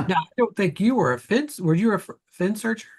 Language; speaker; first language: English; native; English